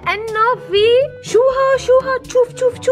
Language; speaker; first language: Arabic; native; Arabic